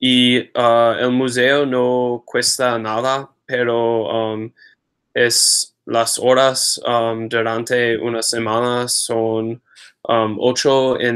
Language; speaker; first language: Spanish; non-native, learner; English